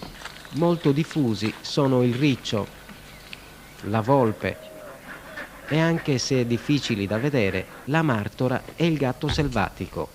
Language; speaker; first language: Italian; native; Italian